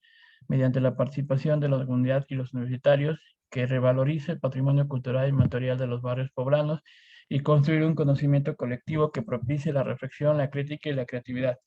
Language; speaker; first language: Spanish; native; Spanish